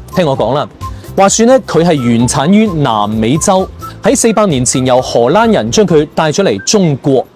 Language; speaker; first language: Cantonese; native; Cantonese